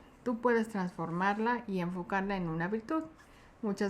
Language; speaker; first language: Spanish; native; Spanish